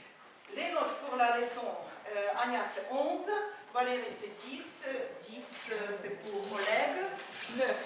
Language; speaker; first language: French; non-native, fluent; Ukrainian